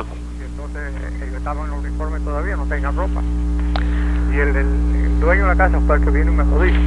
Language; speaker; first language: Spanish; native; Spanish